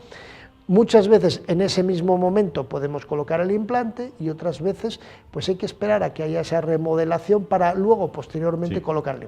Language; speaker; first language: Spanish; native; Spanish